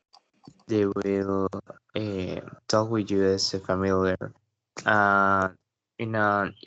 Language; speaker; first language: English; non-native, learner; Spanish